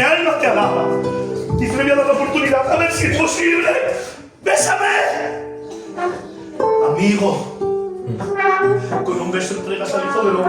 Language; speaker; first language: Spanish; native; Spanish